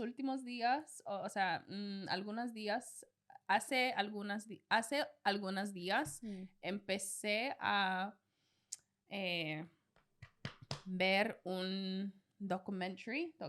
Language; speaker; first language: Spanish; non-native, learner; English